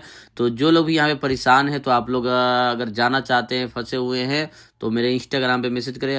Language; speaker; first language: Hindi; native; Hindi